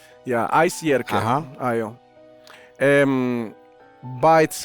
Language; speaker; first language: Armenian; non-native, learner; Spanish